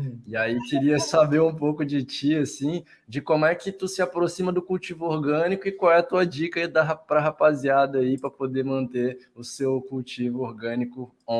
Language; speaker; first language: Portuguese; native; Portuguese